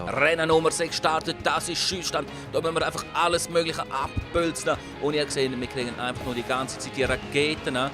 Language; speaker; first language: German; native; German